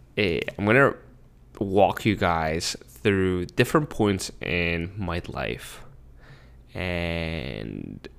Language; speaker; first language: English; early bilingual, other home language; Spanish